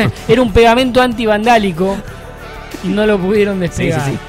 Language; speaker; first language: Spanish; native; Spanish